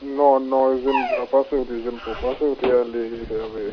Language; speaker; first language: French; non-native, local second language; Wolof